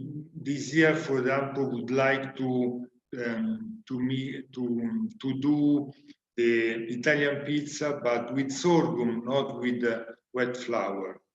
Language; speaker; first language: English; non-native, learner; Italian